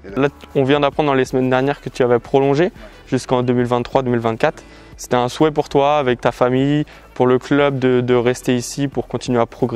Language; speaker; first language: French; native; French